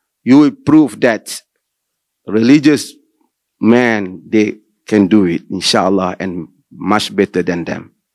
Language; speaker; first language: English; non-native, local second language; Malay